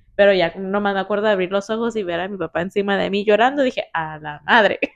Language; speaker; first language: Spanish; early bilingual, heritage; Spanish